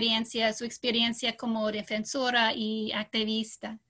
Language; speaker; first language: Spanish; non-native, fluent; English